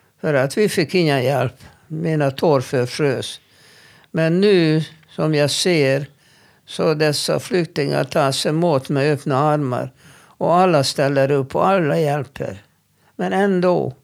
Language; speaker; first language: Swedish; non-native, fluent; Hungarian